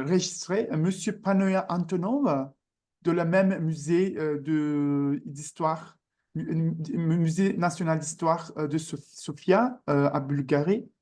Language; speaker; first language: French; non-native, learner; Turkish